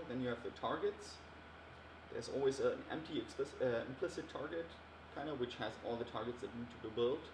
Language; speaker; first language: English; non-native, fluent; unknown